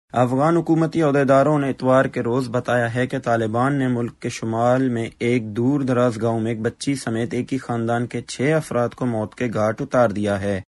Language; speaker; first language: Urdu; non-native, local second language; Baluchi